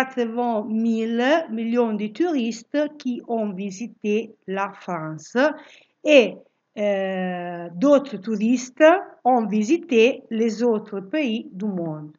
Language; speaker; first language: French; non-native, fluent; Italian